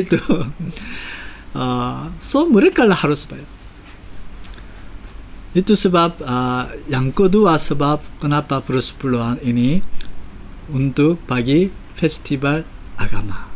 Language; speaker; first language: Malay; non-native, fluent; Korean